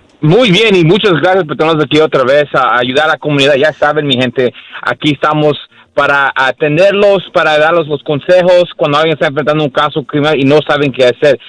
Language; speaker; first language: Spanish; early bilingual, heritage; Spanish